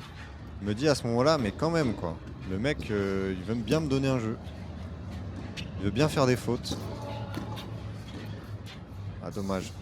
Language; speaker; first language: French; native; French